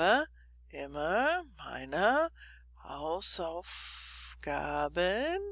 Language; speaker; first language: German; non-native, fluent; English